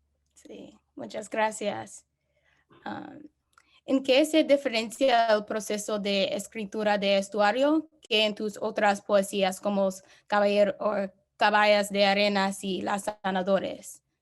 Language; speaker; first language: Spanish; non-native, learner; English